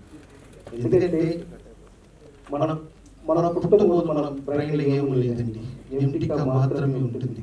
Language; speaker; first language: Telugu; non-native, learner; Tamil